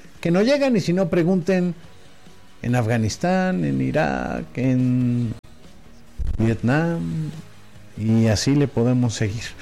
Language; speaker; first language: Spanish; native; Spanish